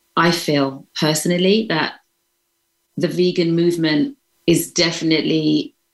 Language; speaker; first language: English; native; English